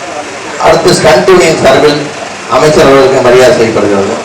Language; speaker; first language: Tamil; native; Tamil